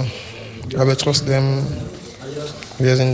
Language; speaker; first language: German; non-native, learner; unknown